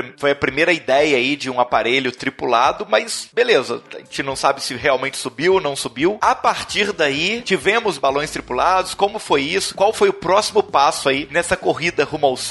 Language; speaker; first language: Portuguese; native; Portuguese